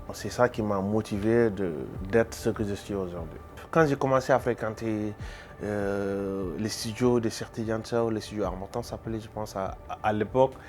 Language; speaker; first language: French; non-native, local second language; Wolof